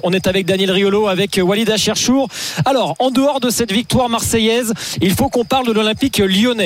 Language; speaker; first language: French; native; French